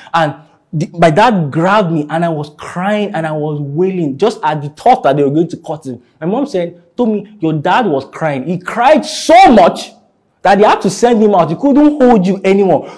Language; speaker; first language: English; non-native, local second language; Yoruba